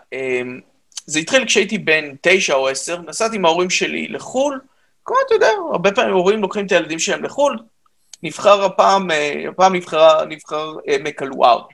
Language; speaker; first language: Hebrew; native; Hebrew